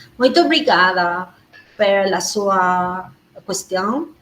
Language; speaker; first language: Portuguese; non-native, learner; Spanish